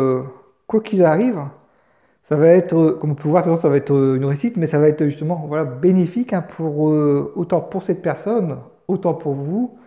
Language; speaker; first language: French; native; French